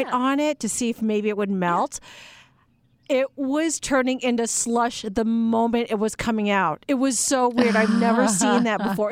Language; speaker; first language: English; native; English